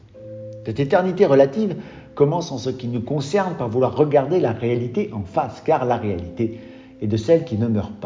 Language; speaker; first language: French; native; French